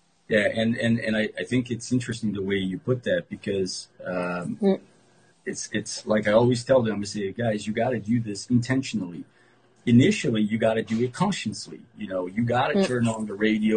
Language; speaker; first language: English; non-native, fluent; Portuguese